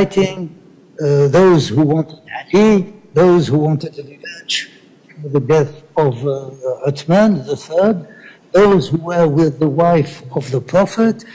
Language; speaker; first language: English; non-native, learner; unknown